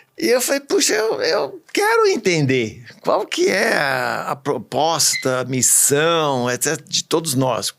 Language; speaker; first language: Portuguese; early bilingual, other home language; English